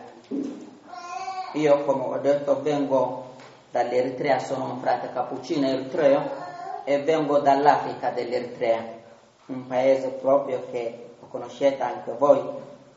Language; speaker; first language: Italian; non-native, learner; Tigrinya